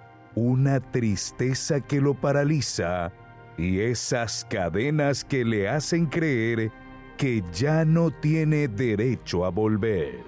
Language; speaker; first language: Spanish; native; Spanish